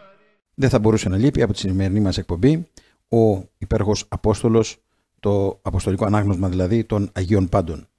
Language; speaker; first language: Greek; native; Greek